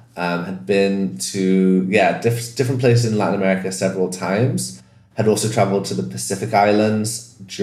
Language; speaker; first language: English; native; English